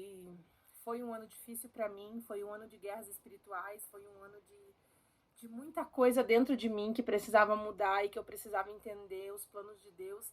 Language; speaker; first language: Portuguese; native; Portuguese